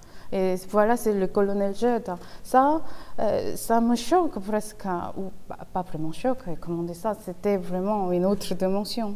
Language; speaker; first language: French; non-native, fluent; Korean